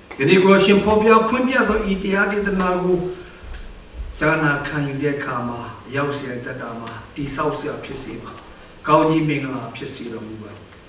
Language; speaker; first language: Burmese; non-native, local second language; Karen languages